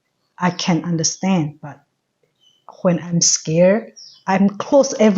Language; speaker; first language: English; non-native, learner; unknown